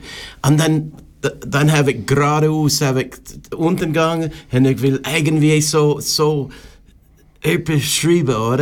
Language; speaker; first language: German; non-native, learner; English